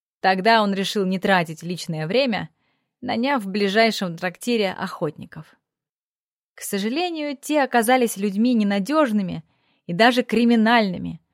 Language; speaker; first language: Russian; native; Russian